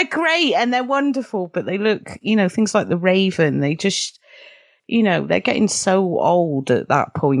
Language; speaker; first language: English; native; English